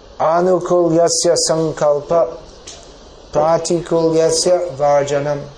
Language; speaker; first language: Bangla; non-native, fluent; English